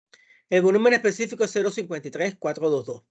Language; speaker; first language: Spanish; native; Spanish